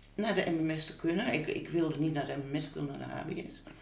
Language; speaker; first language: Dutch; native; Dutch